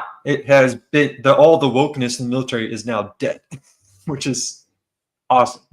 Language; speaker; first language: English; native; English